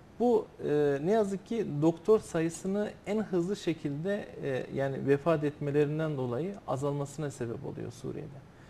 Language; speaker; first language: Turkish; native; Turkish